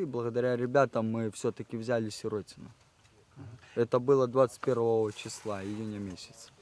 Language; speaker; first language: Russian; native; Russian